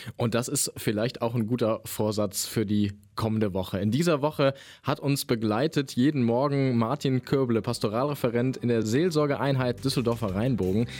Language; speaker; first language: German; native; German